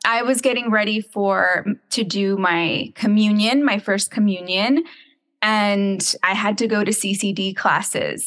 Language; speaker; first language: English; native; English